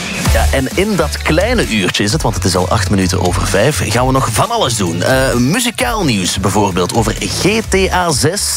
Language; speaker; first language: Dutch; native; Dutch